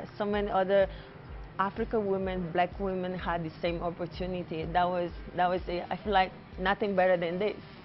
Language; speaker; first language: English; non-native, fluent; Portuguese